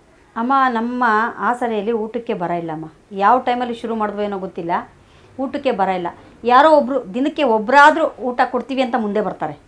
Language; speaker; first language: Kannada; native; Kannada